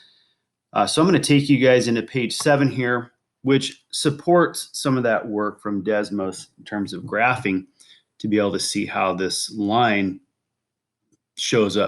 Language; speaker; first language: English; native; English